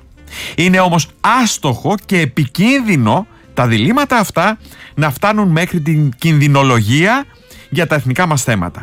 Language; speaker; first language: Greek; native; Greek